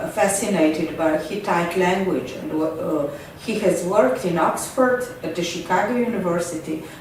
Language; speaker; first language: English; non-native, fluent; Slovenian